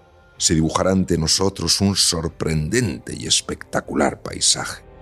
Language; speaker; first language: Spanish; native; Spanish